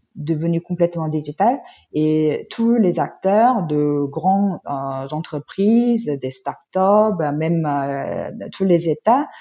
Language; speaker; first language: French; non-native, fluent; Korean